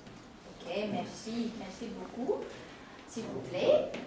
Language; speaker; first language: French; non-native, fluent; Uzbek